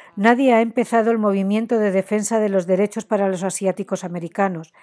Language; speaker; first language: Spanish; non-native, fluent; Chinese